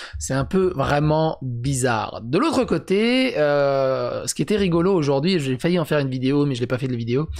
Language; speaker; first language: French; native; French